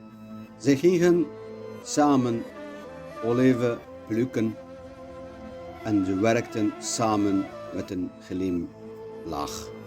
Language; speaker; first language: Dutch; non-native, learner; Kurdish